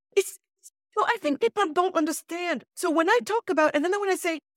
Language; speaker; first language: English; early bilingual, other home language; Wolof